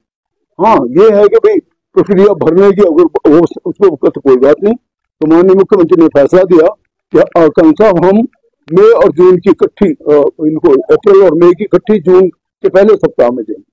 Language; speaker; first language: Hindi; native; Hindi